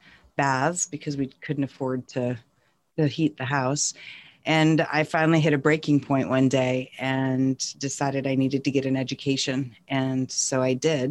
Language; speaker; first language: English; native; English